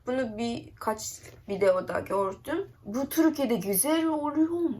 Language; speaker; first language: Turkish; non-native, learner; Japanese